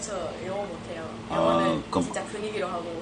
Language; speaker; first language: Korean; non-native, fluent; Japanese